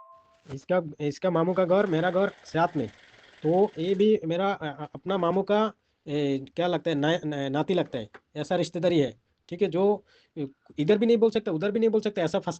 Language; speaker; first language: Hindi; non-native, learner; Bangla